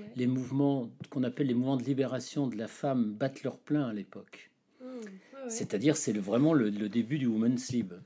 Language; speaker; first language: French; native; French